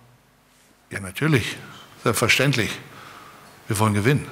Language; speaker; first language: German; native; German